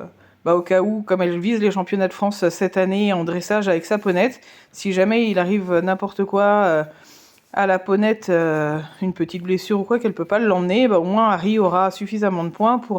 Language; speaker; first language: French; native; French